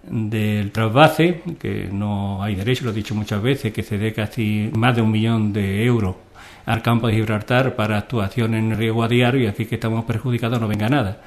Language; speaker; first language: Spanish; native; Spanish